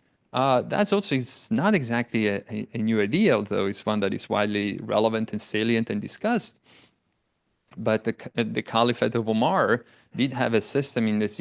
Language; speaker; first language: English; non-native, fluent; Italian